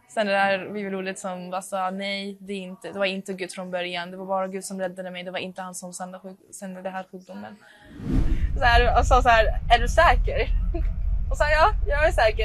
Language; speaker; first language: Swedish; early bilingual, other home language; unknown